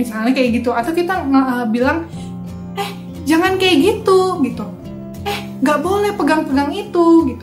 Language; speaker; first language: Indonesian; native; Indonesian